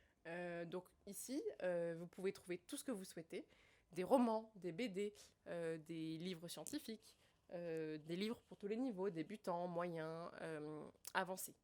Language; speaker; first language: French; native; French